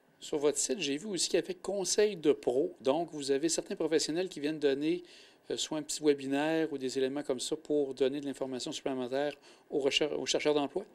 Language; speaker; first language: French; native; French